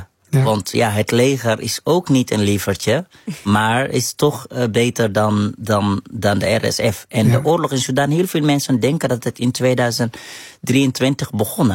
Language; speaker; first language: Dutch; non-native, fluent; Arabic